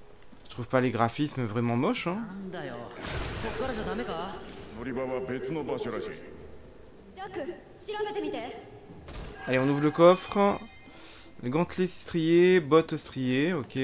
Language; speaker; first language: French; native; French